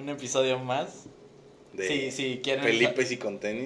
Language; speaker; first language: Spanish; native; Spanish